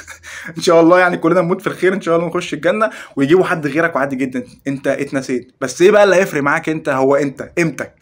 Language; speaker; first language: Arabic; native; Arabic